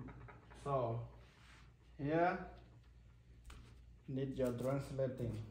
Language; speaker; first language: English; non-native, learner; Khmer